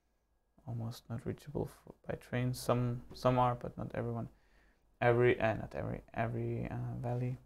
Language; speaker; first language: English; non-native, fluent; German